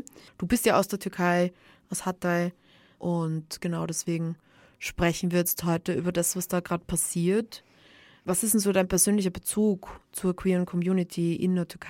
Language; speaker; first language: German; native; German